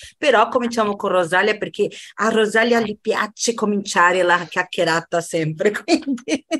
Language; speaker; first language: Italian; non-native, fluent; Portuguese